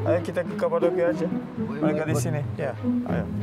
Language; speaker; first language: Indonesian; non-native, fluent; Turkish